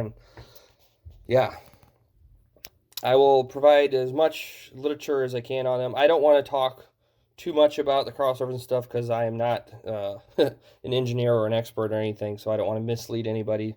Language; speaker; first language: English; native; English